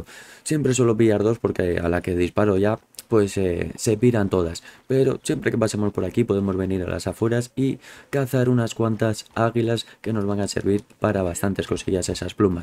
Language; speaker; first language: Spanish; native; Spanish